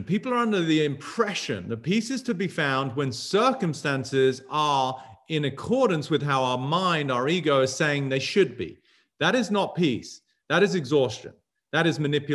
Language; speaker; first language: English; native; English